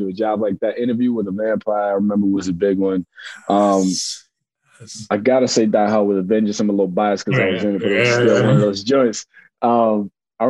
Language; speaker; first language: English; native; English